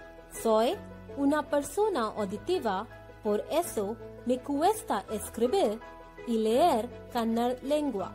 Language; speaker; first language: Spanish; non-native, learner; Hindi